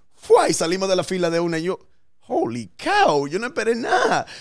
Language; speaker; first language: Spanish; early bilingual, heritage; Spanish